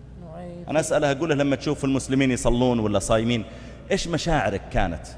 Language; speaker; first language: Arabic; native; Arabic